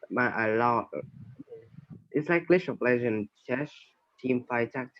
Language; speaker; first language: English; non-native, learner; Vietnamese